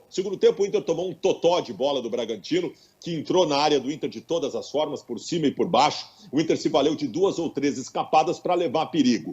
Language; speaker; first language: Portuguese; native; Portuguese